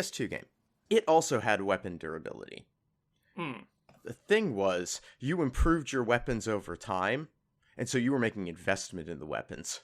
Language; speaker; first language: English; native; English